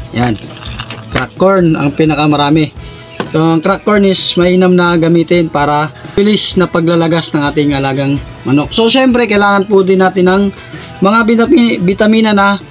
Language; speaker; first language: Filipino; native; Filipino